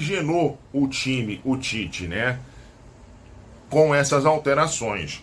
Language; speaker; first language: Portuguese; native; Portuguese